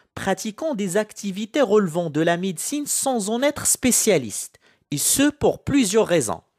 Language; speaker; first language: French; non-native, local second language; Arabic